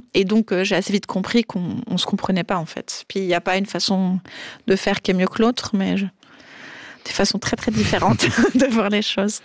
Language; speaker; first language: French; native; French